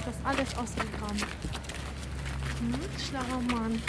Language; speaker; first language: German; non-native, learner; Ukrainian